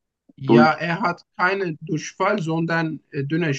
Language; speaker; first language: German; non-native, learner; Turkish